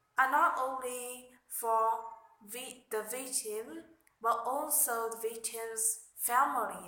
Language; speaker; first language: English; non-native, learner; Vietnamese